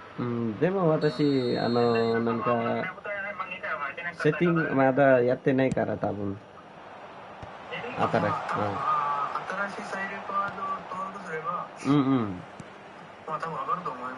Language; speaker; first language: Japanese; non-native, learner; Nepali